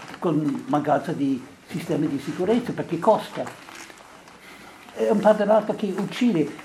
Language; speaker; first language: Italian; non-native, fluent; English